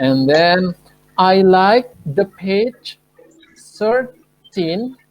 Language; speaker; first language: English; non-native, fluent; Indonesian